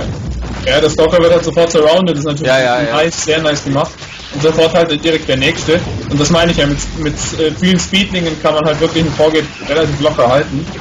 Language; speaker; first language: German; native; German